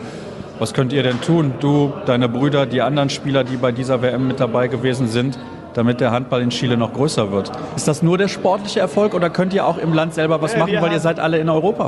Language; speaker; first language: German; native; German